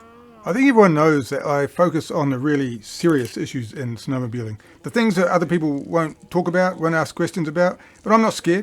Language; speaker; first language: English; native; English